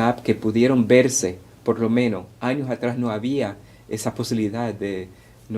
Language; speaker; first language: Spanish; early bilingual, heritage; Spanish